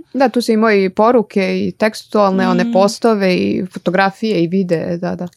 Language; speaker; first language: Serbian; native; Serbian